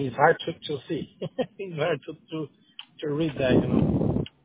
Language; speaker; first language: English; non-native, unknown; Portuguese